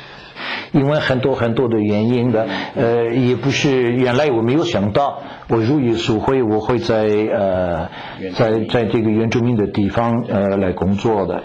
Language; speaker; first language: Chinese; non-native, fluent; French